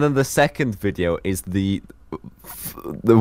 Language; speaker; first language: English; non-native, fluent; Norwegian